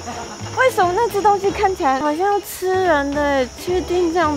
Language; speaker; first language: Chinese; native; Chinese